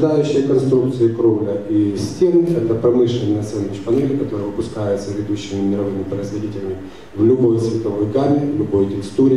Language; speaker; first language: Russian; native; Russian